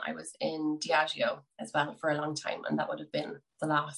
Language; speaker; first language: English; native; English